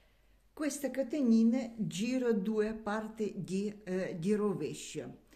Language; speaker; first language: Italian; non-native, learner; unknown